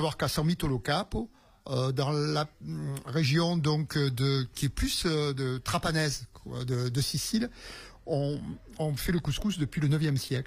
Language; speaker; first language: French; native; French